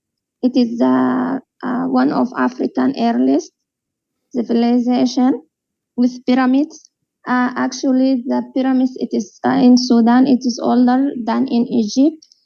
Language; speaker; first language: English; non-native, learner; Arabic